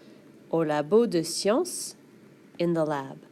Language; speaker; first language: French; non-native, fluent; English